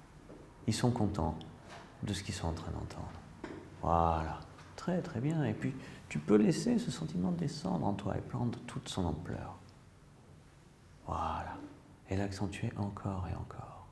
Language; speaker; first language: French; native; French